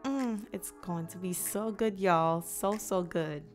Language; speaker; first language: English; native; English